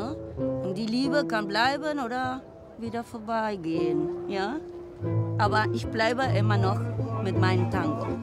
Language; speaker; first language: German; non-native, fluent; Spanish